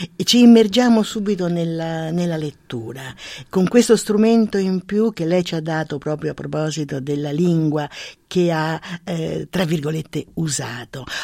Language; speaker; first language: Italian; native; Italian